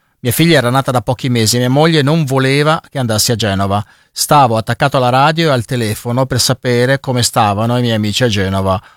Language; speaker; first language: Italian; native; Italian